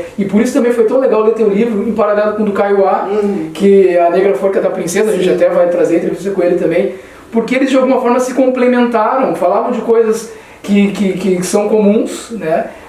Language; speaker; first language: Portuguese; native; Portuguese